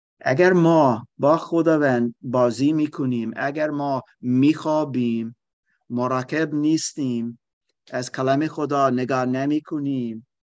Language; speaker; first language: Persian; non-native, learner; German